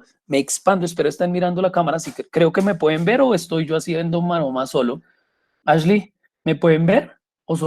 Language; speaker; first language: Spanish; native; Spanish